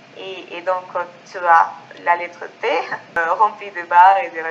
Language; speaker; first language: French; non-native, fluent; Spanish